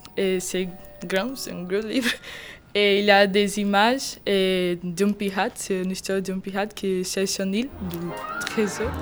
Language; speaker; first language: French; non-native, learner; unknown